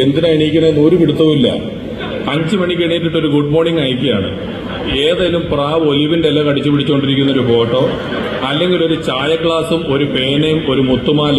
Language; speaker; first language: Malayalam; native; Malayalam